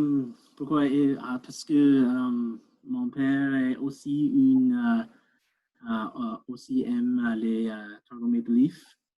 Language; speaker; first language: French; non-native, learner; English